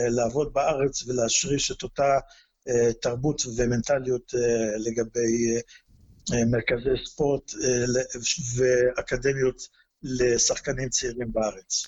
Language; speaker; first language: Hebrew; native; Hebrew